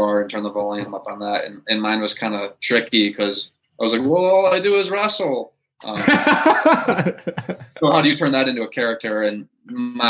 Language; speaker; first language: English; native; English